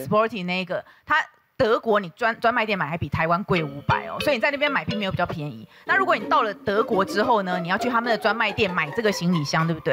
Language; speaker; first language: Chinese; native; Chinese